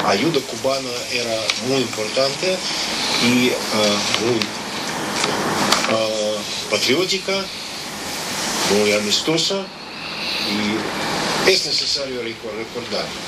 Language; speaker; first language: Spanish; non-native, learner; Russian